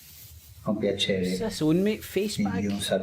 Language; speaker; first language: Italian; non-native, fluent; Spanish